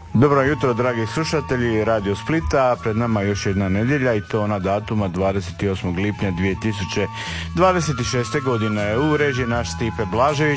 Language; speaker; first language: Serbian; native; Serbian